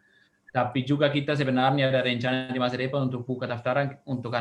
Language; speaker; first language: Indonesian; non-native, fluent; Swiss German